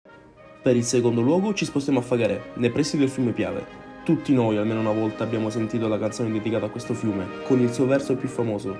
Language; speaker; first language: Italian; native; Italian